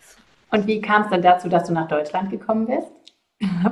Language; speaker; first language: German; native; German